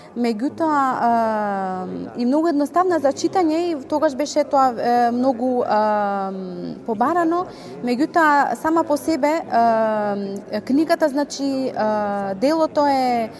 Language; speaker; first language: Macedonian; non-native, fluent; Spanish